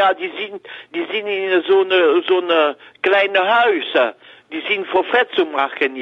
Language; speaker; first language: German; non-native, learner; French